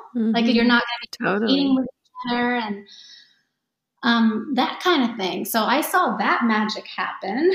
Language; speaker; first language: English; early bilingual, other home language; Japanese